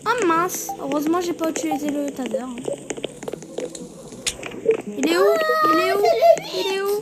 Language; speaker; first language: French; native; French